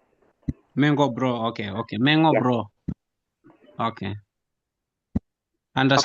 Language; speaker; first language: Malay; non-native, learner; Nyanja